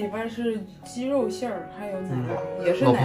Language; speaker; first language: Chinese; non-native, fluent; French